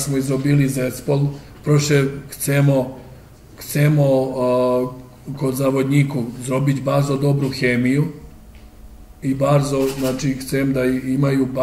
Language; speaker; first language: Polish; non-native, learner; Serbian